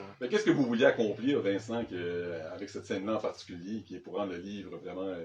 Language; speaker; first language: French; native; French